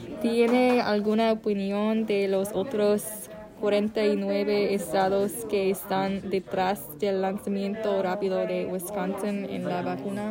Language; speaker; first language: Spanish; non-native, learner; English